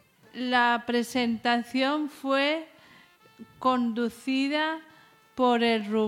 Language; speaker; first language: Spanish; non-native, local second language; Catalan